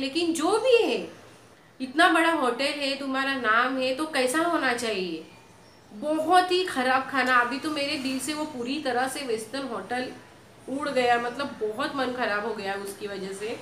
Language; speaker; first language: Hindi; native; Hindi